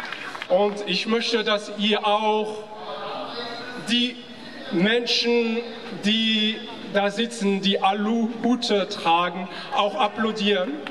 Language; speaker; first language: German; non-native, fluent; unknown